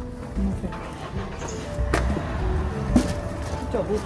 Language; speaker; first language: Japanese; native; Japanese